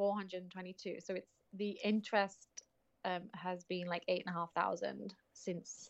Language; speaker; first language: English; native; English